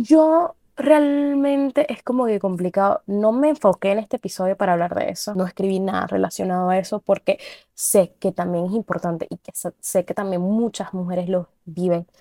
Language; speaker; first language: Spanish; native; Spanish